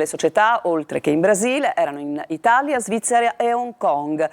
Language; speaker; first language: Italian; native; Italian